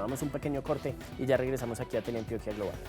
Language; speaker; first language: Spanish; native; Spanish